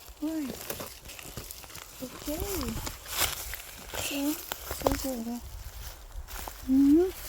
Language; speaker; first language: Swedish; non-native, learner; Thai